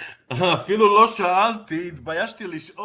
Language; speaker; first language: Hebrew; non-native, fluent; Serbian